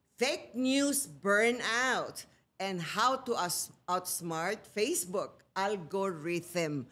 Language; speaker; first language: English; non-native, local second language; Filipino